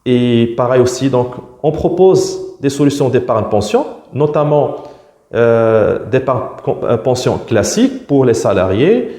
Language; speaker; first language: French; non-native, local second language; Arabic